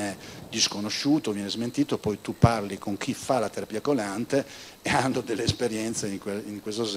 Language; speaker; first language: Italian; native; Italian